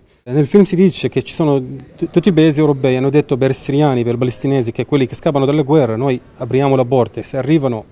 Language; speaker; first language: Italian; non-native, learner; Arabic